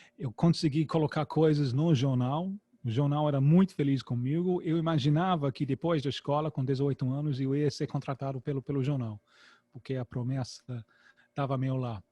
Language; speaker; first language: Portuguese; non-native, fluent; English